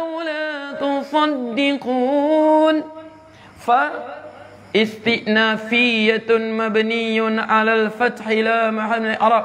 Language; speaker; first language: Arabic; non-native, fluent; Malay